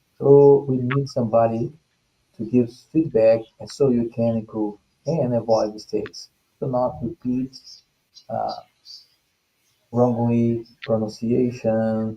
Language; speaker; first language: English; non-native, fluent; Portuguese